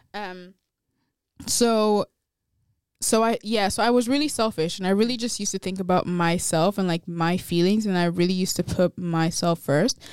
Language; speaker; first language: English; early bilingual, other home language; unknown